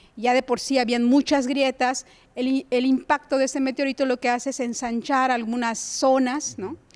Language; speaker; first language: Spanish; native; Spanish